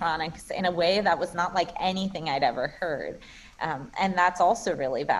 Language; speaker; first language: English; non-native, fluent; Russian